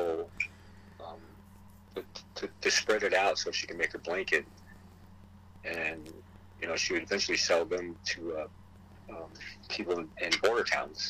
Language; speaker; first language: English; early bilingual, other home language; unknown